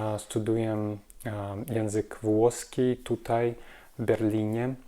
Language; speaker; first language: Polish; non-native, learner; Russian